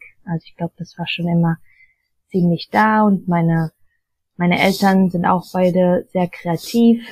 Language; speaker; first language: German; early bilingual, heritage; German